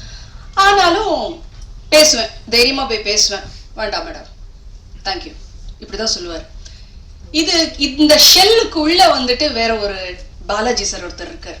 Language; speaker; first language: Tamil; native; Tamil